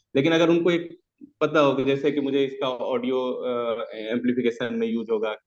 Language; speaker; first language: Hindi; native; Hindi